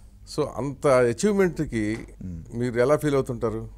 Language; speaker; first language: Telugu; native; Telugu